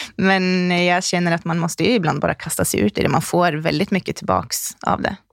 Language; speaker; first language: Swedish; native; Swedish